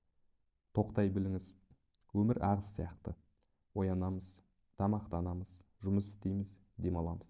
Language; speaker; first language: Kazakh; native; Kazakh